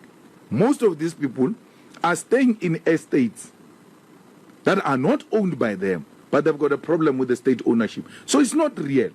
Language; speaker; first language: English; non-native, local second language; Northern Sotho